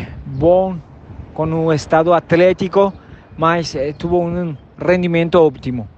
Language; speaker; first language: Portuguese; non-native, learner; Spanish